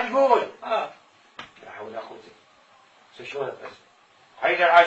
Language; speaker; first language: Arabic; native; Arabic